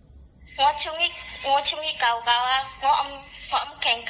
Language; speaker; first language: Cantonese; non-native, learner; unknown